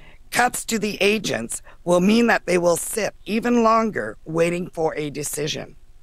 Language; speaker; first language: English; native; English